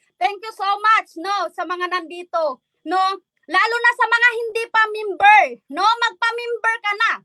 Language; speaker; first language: Filipino; non-native, local second language; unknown